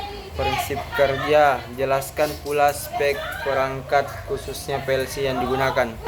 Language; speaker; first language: Indonesian; native; Indonesian